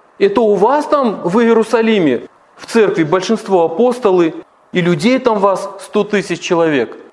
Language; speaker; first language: Russian; native; Russian